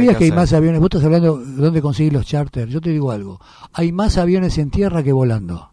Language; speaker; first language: Spanish; native; Spanish